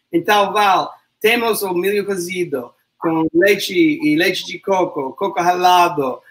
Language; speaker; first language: Portuguese; non-native, learner; English